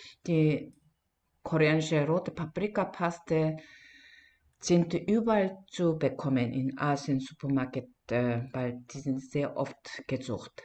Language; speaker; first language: German; non-native, fluent; Korean